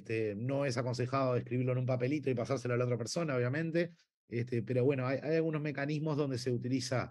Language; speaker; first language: Spanish; native; Spanish